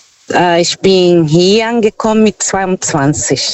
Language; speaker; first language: German; non-native, learner; Portuguese